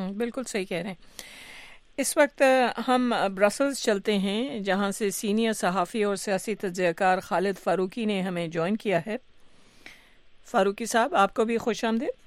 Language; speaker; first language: Urdu; native; Urdu